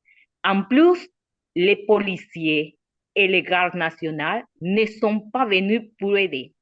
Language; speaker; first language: French; non-native, learner; Spanish